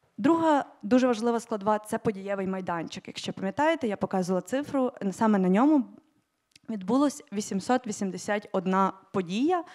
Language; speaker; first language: Ukrainian; native; Ukrainian